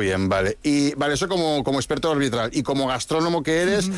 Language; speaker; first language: Spanish; native; Spanish